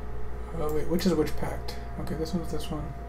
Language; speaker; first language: English; native; English